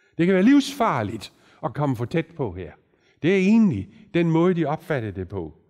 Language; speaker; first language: Danish; native; Danish